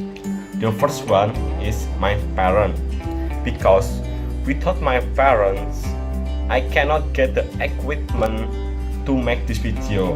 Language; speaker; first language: English; non-native, learner; Indonesian